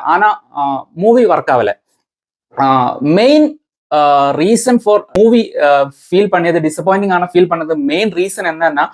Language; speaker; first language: Tamil; non-native, learner; Malayalam